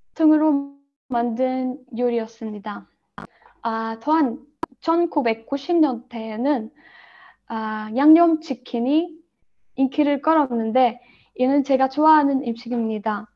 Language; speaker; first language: Korean; non-native, learner; Arabic